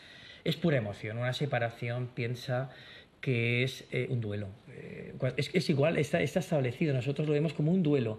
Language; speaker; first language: Spanish; native; Spanish